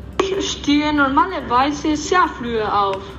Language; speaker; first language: German; non-native, learner; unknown